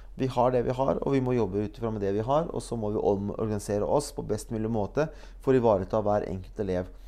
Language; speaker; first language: Norwegian; early bilingual, other home language; Bosnian